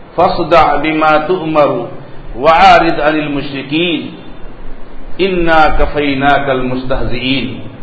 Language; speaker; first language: Urdu; native; Urdu